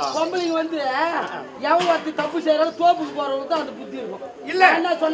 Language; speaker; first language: Tamil; native; Tamil